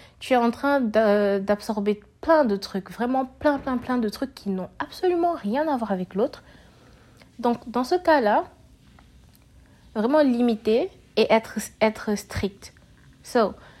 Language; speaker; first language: French; native; French